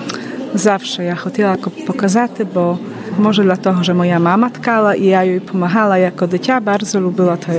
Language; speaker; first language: Polish; non-native, local second language; Ukrainian